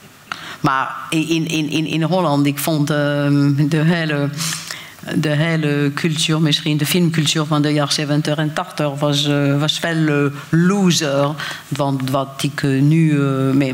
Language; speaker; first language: Dutch; non-native, fluent; French